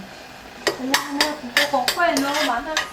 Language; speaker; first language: Korean; non-native, learner; Filipino